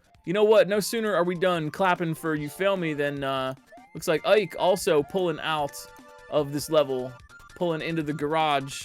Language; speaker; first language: English; native; English